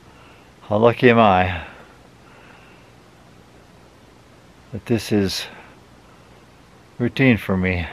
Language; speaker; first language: English; native; English